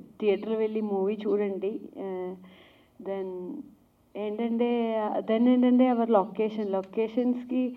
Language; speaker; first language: Telugu; non-native, learner; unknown